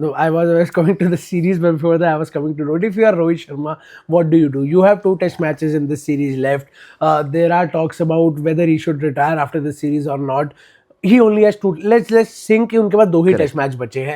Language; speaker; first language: English; non-native, local second language; Hindi